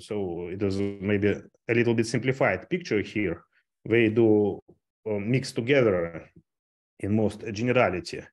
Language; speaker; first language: English; non-native, fluent; Russian